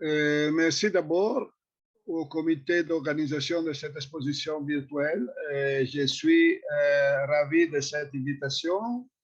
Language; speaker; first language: French; non-native, fluent; Italian